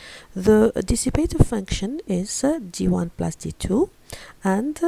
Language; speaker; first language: English; non-native, fluent; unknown